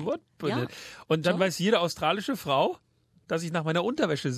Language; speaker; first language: German; native; German